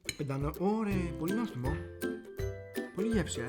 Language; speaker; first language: Greek; non-native, learner; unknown